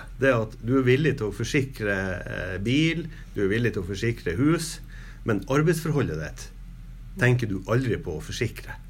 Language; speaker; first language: Norwegian; native; Norwegian